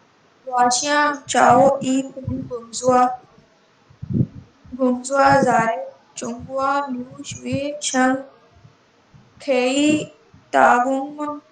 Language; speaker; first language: Chinese; non-native, learner; Urdu